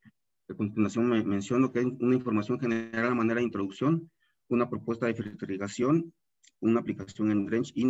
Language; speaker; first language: Spanish; native; Spanish